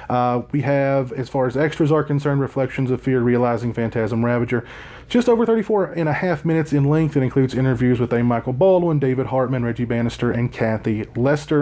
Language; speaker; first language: English; native; English